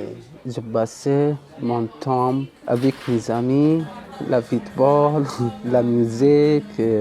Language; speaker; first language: French; non-native, learner; Arabic